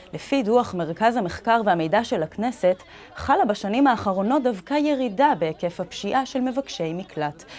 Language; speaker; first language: Hebrew; native; Hebrew